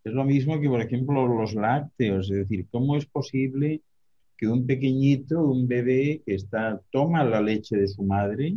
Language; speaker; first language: Spanish; native; Spanish